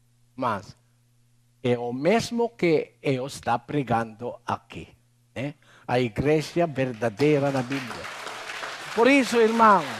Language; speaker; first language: Portuguese; non-native, learner; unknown